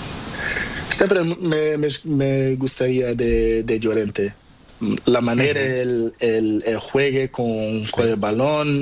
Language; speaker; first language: Spanish; non-native, learner; Portuguese